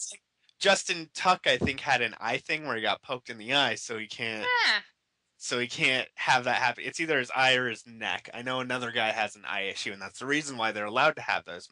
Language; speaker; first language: English; native; English